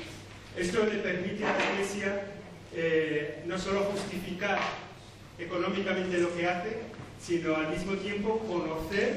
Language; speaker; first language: Spanish; native; Spanish